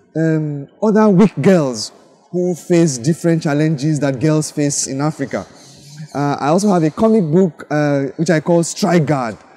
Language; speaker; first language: English; non-native, local second language; Yoruba